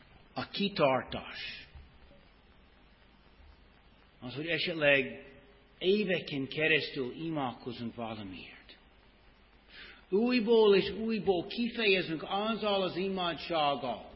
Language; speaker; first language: Hungarian; non-native, fluent; English